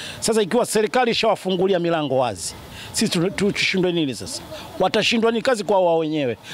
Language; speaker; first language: Swahili; native; Swahili